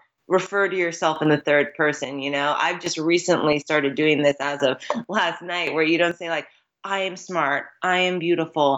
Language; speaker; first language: English; native; English